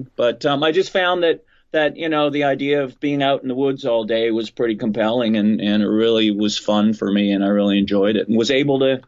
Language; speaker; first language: English; native; English